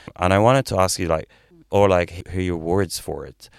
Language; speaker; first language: English; non-native, fluent; Arabic